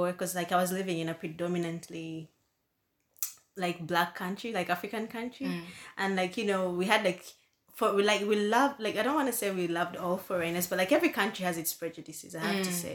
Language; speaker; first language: English; non-native, local second language; Ganda